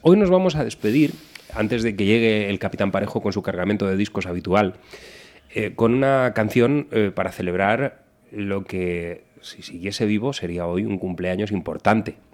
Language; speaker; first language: Spanish; native; Spanish